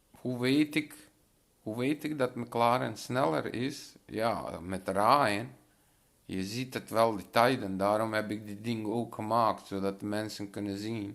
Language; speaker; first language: Dutch; non-native, local second language; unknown